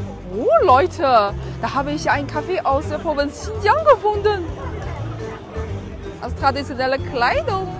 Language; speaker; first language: German; non-native, fluent; Chinese